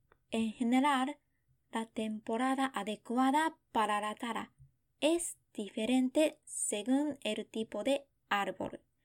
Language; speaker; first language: Spanish; non-native, fluent; Japanese